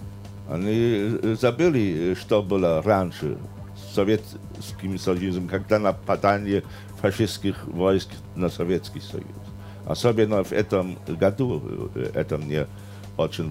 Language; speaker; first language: Russian; non-native, fluent; German